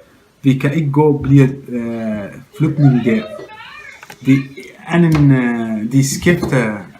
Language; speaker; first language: Danish; non-native, learner; Kurdish